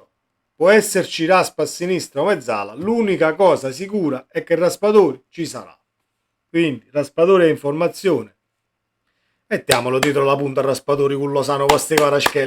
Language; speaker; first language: Italian; native; Italian